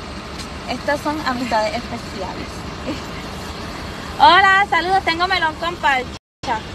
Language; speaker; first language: Spanish; native; Spanish